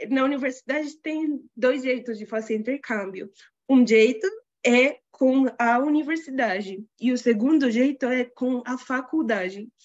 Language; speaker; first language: Portuguese; non-native, fluent; Spanish